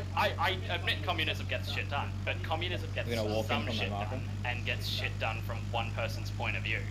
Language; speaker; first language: English; native; English